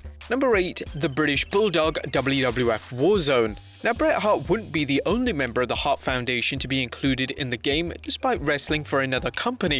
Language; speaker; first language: English; native; English